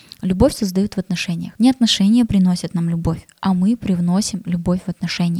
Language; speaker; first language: Russian; native; Russian